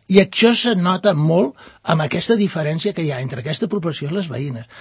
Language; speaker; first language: Catalan; non-native, local second language; Spanish